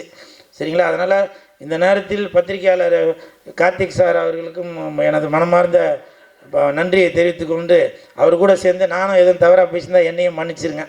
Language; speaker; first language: Tamil; native; Tamil